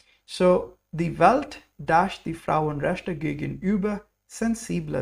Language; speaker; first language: German; non-native, fluent; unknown